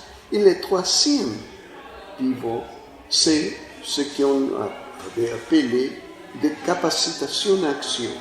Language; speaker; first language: French; non-native, fluent; Spanish